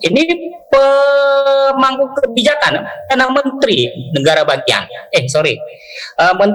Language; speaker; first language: Indonesian; native; Indonesian